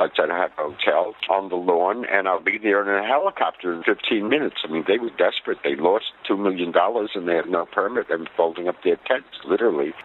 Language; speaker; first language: English; native; English